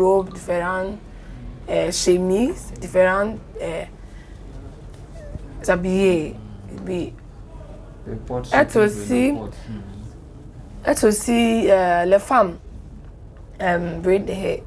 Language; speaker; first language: French; non-native, learner; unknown